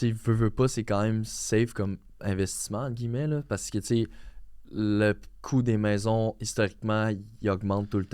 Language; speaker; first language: French; native; French